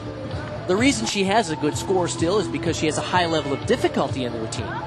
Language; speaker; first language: English; native; English